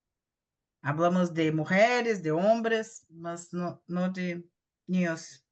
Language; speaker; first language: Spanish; non-native, learner; Portuguese